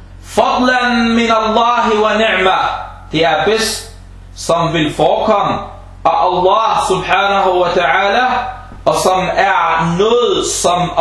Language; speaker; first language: Danish; non-native, fluent; Arabic